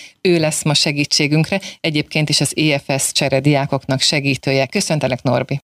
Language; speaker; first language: Hungarian; native; Hungarian